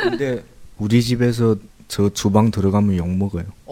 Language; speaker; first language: Korean; non-native, learner; Chinese